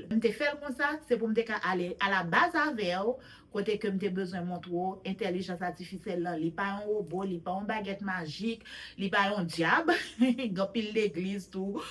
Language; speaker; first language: Haitian Creole; native; Haitian Creole